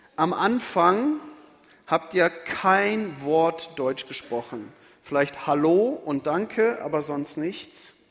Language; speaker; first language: German; native; German